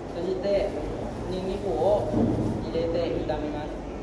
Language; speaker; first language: Japanese; non-native, learner; Thai